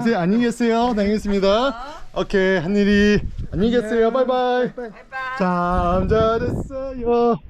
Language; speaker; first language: Korean; early bilingual, heritage; English